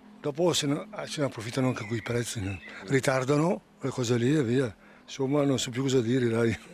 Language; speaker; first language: Italian; native; Italian